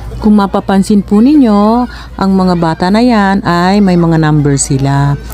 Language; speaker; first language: Filipino; native; Filipino